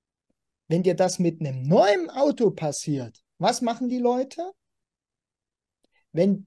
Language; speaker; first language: German; native; German